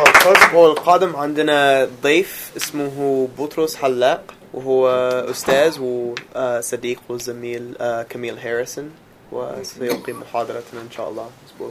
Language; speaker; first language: Arabic; non-native, fluent; English